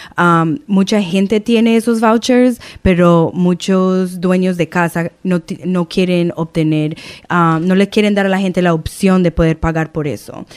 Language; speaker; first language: Spanish; early bilingual, heritage; Spanish